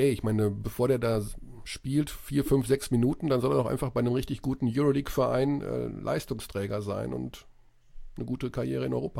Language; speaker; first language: German; native; German